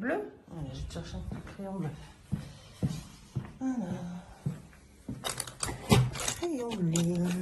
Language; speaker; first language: French; native; French